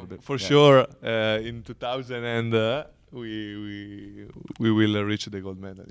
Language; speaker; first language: English; non-native, learner; Italian